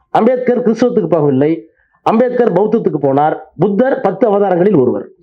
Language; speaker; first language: Tamil; native; Tamil